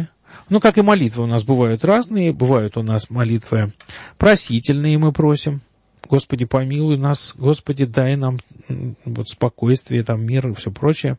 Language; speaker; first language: Russian; native; Russian